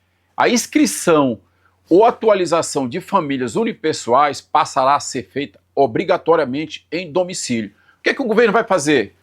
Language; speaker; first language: Portuguese; native; Portuguese